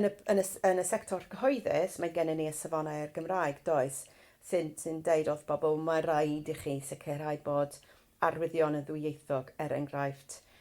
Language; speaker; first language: Welsh; non-native, fluent; English